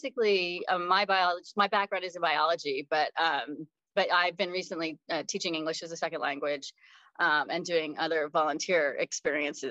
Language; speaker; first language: English; native; English